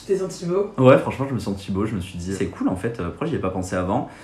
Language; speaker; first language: French; native; French